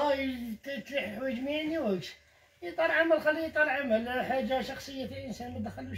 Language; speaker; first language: Arabic; native; Arabic